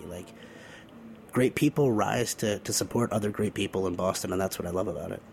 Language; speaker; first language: English; native; English